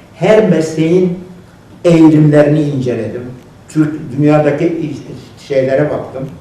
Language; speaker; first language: Turkish; non-native, local second language; Kurdish